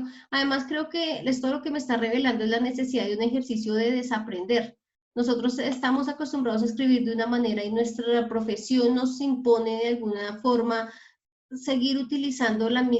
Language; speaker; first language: Spanish; native; Spanish